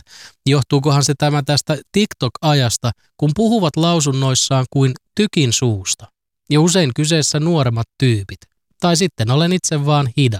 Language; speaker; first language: Finnish; native; Finnish